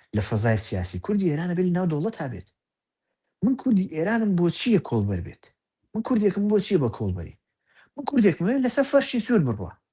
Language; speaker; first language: Central Kurdish; native; Central Kurdish